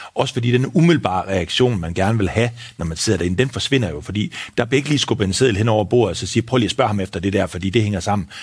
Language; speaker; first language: Danish; native; Danish